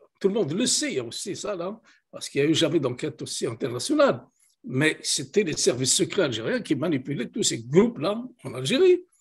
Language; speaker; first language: French; non-native, local second language; Kabyle